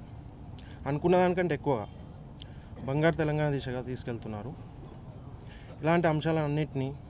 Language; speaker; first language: Telugu; native; Telugu